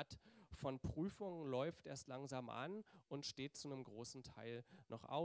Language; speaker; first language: German; native; German